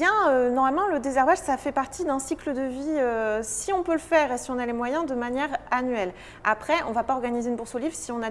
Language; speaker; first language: French; native; French